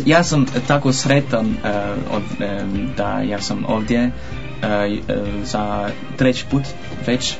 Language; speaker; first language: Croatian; non-native, learner; Dutch